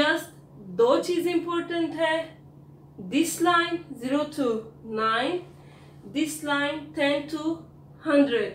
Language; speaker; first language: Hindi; non-native, fluent; Turkish